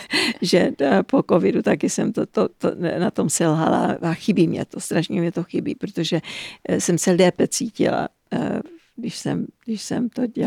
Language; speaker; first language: Czech; early bilingual, heritage; Czech